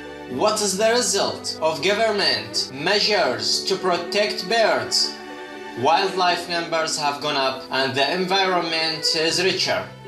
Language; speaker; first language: English; non-native, fluent; Arabic